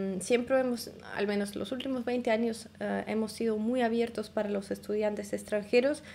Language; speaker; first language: Spanish; non-native, fluent; Russian